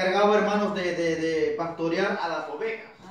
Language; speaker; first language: Spanish; native; Spanish